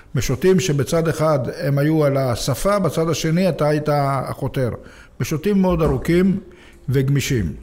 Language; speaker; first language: Hebrew; native; Hebrew